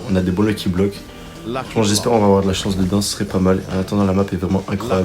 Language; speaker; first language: French; native; French